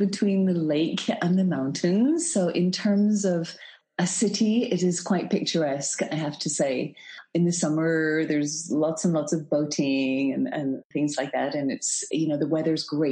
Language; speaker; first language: English; native; English